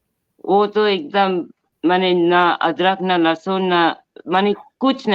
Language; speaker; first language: Hindi; non-native, local second language; Bangla